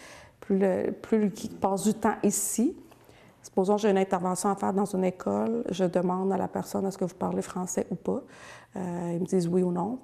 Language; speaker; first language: French; native; French